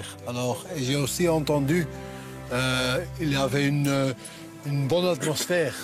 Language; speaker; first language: French; non-native, local second language; Dutch